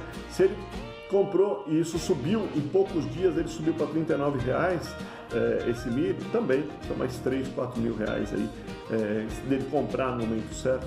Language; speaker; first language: Portuguese; native; Portuguese